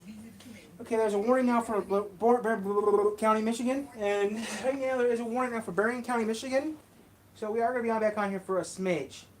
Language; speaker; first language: English; native; English